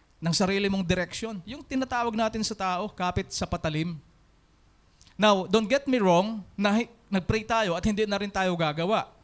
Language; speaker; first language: Filipino; non-native, local second language; Hiligaynon